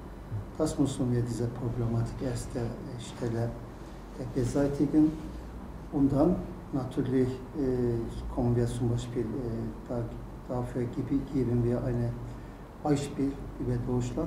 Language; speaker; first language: German; non-native, learner; Turkish